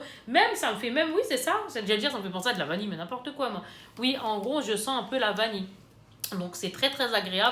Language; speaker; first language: French; native; French